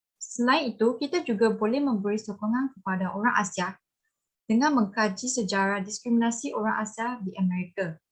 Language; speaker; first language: Malay; non-native, local second language; Chinese